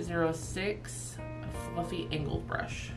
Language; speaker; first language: English; native; English